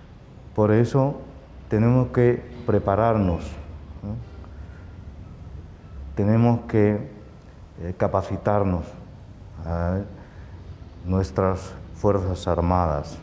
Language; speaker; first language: Spanish; non-native, fluent; Chinese